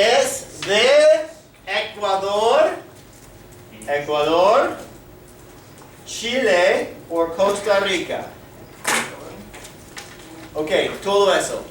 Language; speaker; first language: Spanish; non-native, fluent; English